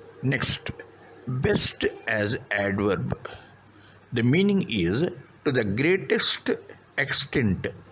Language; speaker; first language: English; non-native, local second language; Telugu